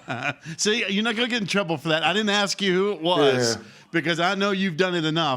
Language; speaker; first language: English; native; English